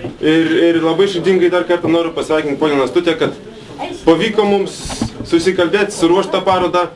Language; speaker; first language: Lithuanian; native; Lithuanian